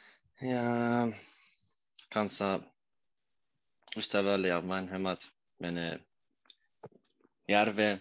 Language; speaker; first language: Finnish; non-native, learner; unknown